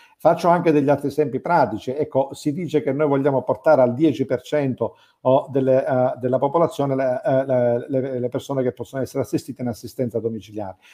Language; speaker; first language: Italian; native; Italian